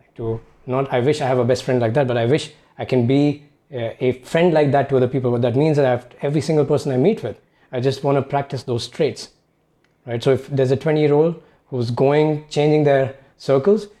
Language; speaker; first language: English; non-native, local second language; Hindi